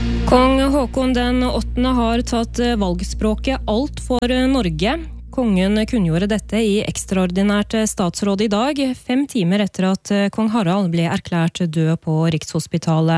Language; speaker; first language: Norwegian; native; Norwegian